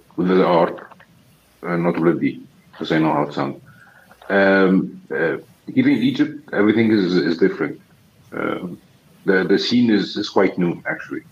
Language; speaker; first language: English; non-native, fluent; Arabic